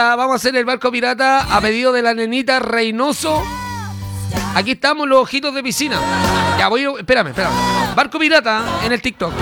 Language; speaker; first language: Spanish; native; Spanish